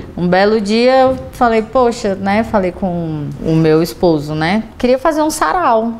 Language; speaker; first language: Portuguese; native; Portuguese